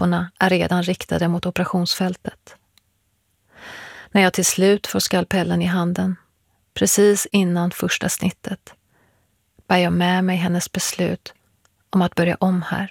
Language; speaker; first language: Swedish; early bilingual, other home language; Persian